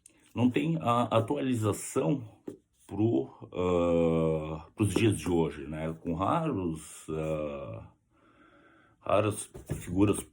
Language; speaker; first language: Portuguese; native; Portuguese